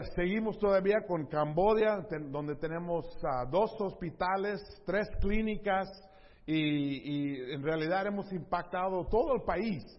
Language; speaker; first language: Spanish; early bilingual, heritage; Spanish